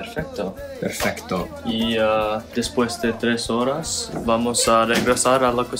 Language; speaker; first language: Spanish; non-native, learner; English